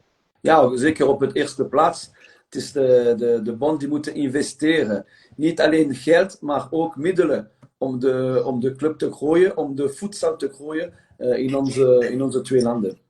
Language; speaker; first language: Dutch; non-native, local second language; French